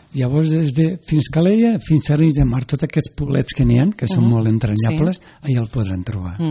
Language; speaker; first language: Catalan; non-native, local second language; Spanish